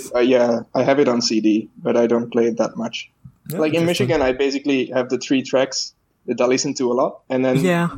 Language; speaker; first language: English; non-native, fluent; Dutch